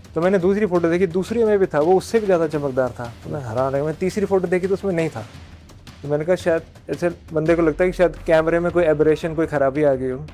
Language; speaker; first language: Hindi; native; Hindi